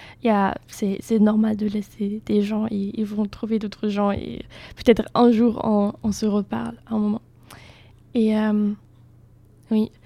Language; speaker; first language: French; non-native, fluent; German